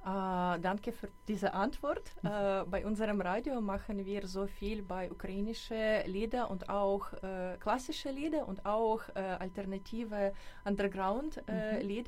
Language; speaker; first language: German; non-native, learner; Ukrainian